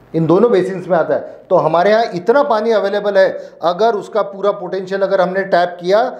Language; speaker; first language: Hindi; non-native, local second language; Marathi